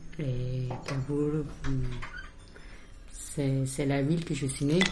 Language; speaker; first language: French; non-native, learner; Persian